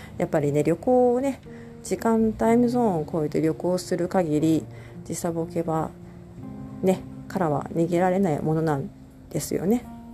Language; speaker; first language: Japanese; native; Japanese